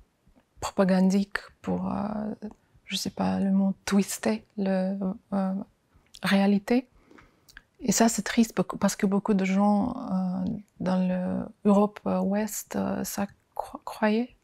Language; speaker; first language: French; non-native, fluent; Ukrainian